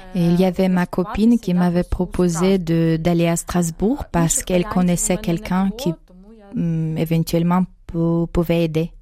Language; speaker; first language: French; non-native, fluent; Ukrainian